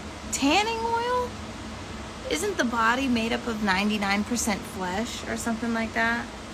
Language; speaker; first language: English; native; English